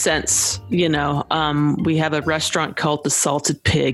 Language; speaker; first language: English; native; English